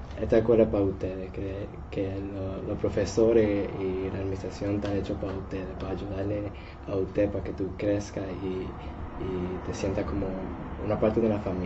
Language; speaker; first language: Spanish; early bilingual, heritage; Spanish